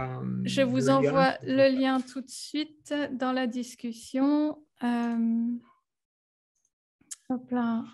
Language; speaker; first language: French; native; French